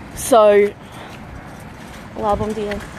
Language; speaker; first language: Portuguese; non-native, learner; English